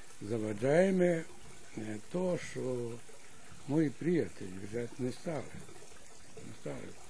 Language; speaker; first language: Ukrainian; early bilingual, heritage; Ukrainian